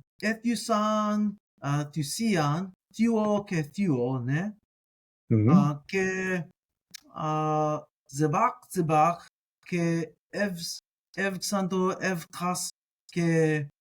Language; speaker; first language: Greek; non-native, fluent; English